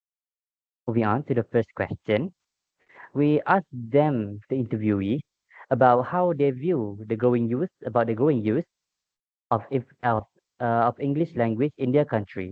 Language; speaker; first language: English; non-native, local second language; Malay